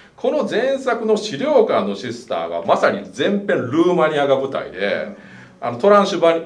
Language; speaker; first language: Japanese; native; Japanese